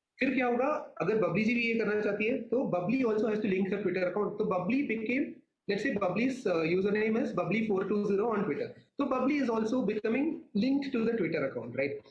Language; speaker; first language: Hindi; non-native, local second language; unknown